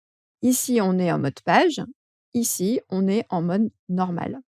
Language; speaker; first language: French; native; French